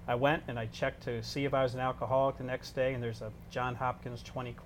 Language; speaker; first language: English; native; English